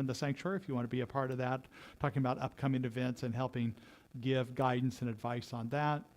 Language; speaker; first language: English; native; English